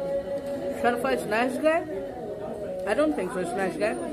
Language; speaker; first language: English; non-native, learner; Hindi